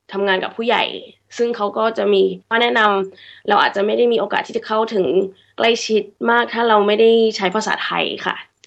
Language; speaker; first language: Thai; early bilingual, heritage; Thai